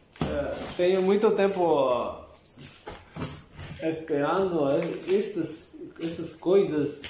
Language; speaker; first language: Portuguese; non-native, learner; Spanish